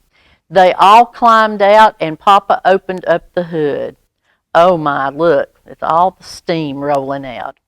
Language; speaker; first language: English; native; English